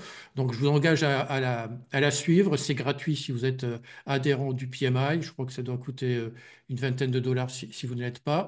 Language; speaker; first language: French; native; French